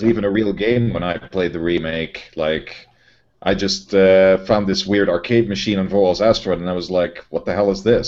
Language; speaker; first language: English; non-native, fluent; Dutch